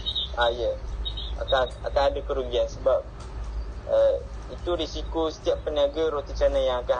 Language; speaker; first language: Malay; native; Malay